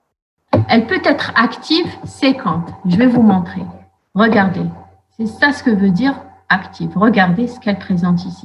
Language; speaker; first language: French; non-native, local second language; Arabic